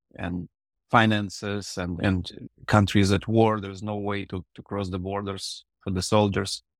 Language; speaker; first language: English; non-native, fluent; Russian